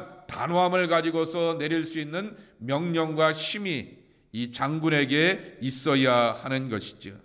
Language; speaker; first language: Korean; native; Korean